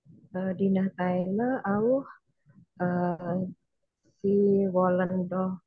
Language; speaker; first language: German; non-native, learner; Indonesian